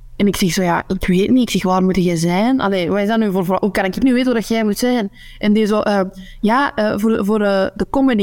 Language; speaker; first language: Dutch; native; Dutch